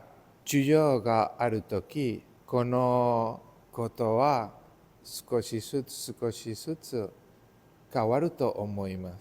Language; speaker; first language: Japanese; non-native, learner; Spanish